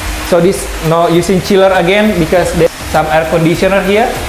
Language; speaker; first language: English; non-native, learner; Indonesian